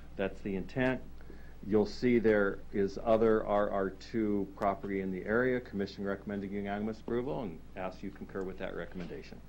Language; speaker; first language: English; native; English